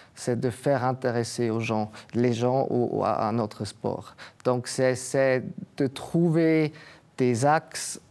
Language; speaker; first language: French; native; French